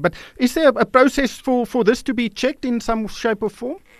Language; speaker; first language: English; non-native, local second language; Afrikaans